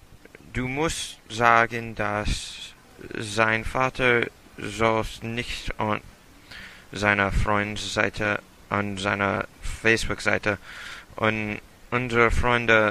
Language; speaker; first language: German; non-native, learner; English